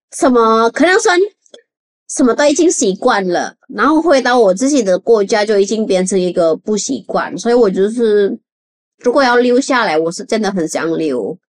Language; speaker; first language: Chinese; non-native, fluent; Javanese